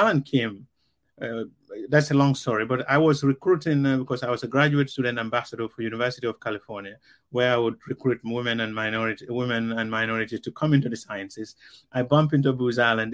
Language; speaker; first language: English; non-native, local second language; Mandingo